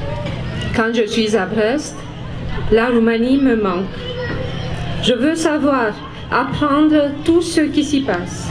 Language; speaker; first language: French; non-native, fluent; Romanian